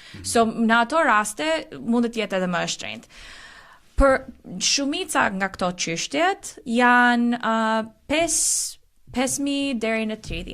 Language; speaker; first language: Albanian; early bilingual, heritage; Albanian